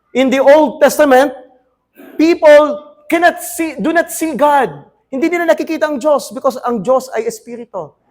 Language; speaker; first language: Filipino; native; Filipino